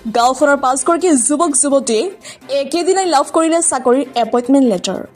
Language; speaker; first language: Assamese; non-native, local second language; Hindi